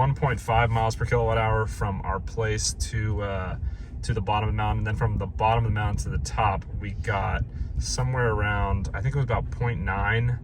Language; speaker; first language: English; native; English